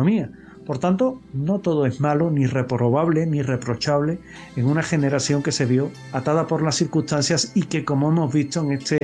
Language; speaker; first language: Spanish; native; Spanish